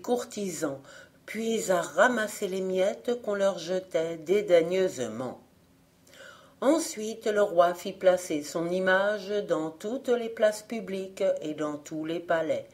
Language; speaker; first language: French; native; French